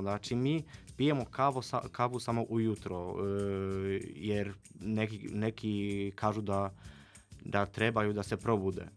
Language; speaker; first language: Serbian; non-native, fluent; Polish